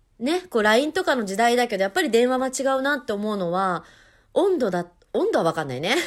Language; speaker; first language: Japanese; native; Japanese